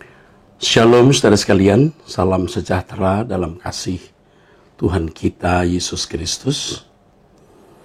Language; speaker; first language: Indonesian; native; Indonesian